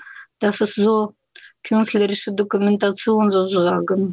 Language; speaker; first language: German; non-native, fluent; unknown